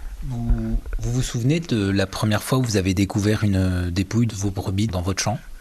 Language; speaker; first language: French; native; French